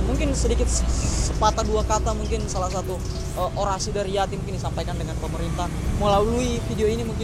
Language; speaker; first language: Indonesian; native; Indonesian